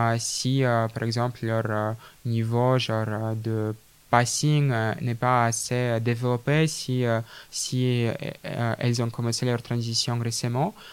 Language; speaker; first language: French; non-native, fluent; Russian